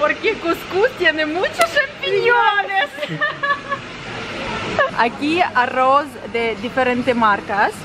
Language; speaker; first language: Spanish; non-native, fluent; Ukrainian